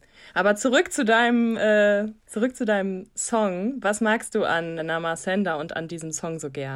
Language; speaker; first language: German; native; German